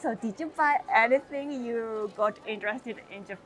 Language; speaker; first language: English; non-native, learner; Japanese